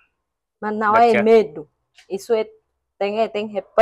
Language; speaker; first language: Portuguese; non-native, learner; Vietnamese